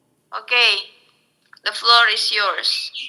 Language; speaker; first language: English; non-native, local second language; Indonesian